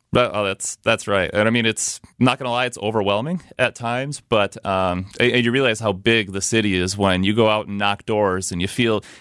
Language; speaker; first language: English; native; English